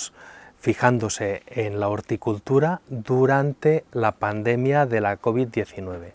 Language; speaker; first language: Spanish; native; Spanish